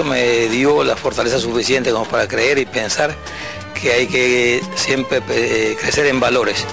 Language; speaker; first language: Spanish; native; Spanish